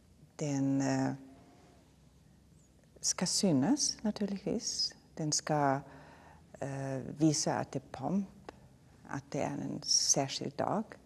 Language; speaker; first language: Swedish; non-native, fluent; German